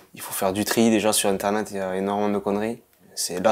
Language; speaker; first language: French; native; French